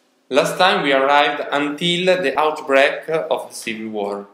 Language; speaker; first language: English; non-native, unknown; Italian